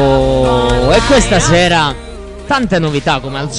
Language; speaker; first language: Italian; native; Italian